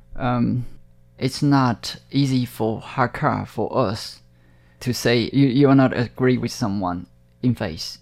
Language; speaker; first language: English; non-native, fluent; Hakka Chinese